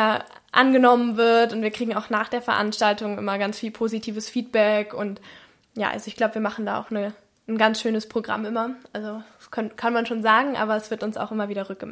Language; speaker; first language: German; native; German